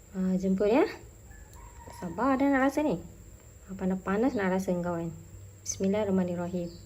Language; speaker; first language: Malay; native; Malay